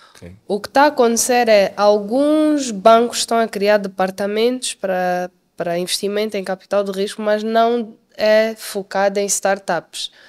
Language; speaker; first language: Portuguese; native; Portuguese